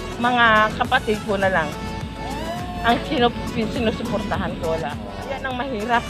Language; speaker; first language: Filipino; non-native, local second language; Hiligaynon